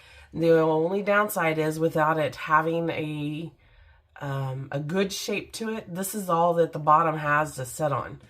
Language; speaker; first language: English; native; English